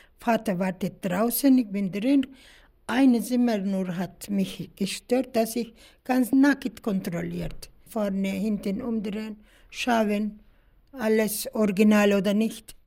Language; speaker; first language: German; non-native, learner; Turkish